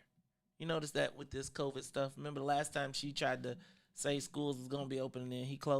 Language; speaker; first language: English; native; English